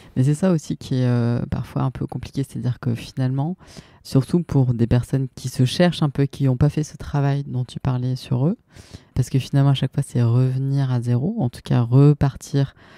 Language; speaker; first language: French; native; French